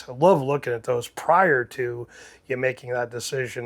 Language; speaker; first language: English; native; English